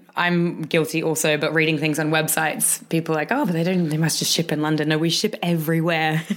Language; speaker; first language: English; native; English